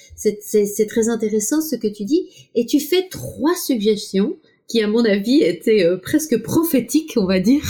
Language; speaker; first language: French; native; French